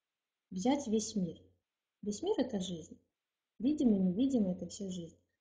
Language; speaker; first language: Russian; native; Russian